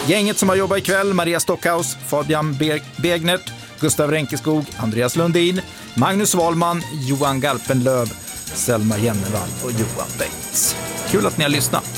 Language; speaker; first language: Swedish; native; Swedish